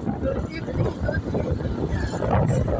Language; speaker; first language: English; non-native, local second language; Filipino